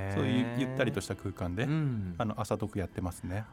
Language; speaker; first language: Japanese; native; Japanese